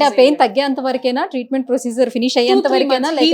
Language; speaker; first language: Telugu; native; Telugu